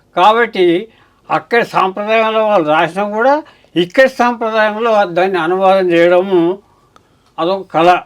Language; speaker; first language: Telugu; native; Telugu